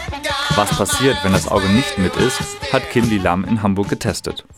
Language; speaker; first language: German; native; German